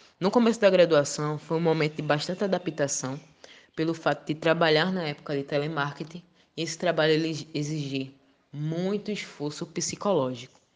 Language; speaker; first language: Portuguese; native; Portuguese